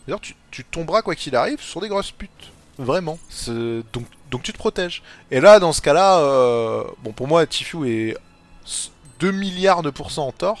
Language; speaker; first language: French; native; French